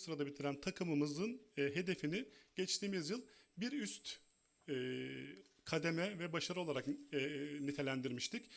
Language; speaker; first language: Turkish; native; Turkish